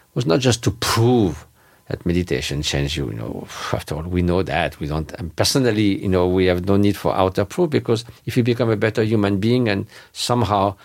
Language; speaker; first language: English; non-native, fluent; French